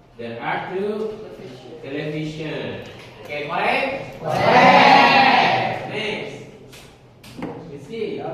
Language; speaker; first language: English; non-native, learner; Indonesian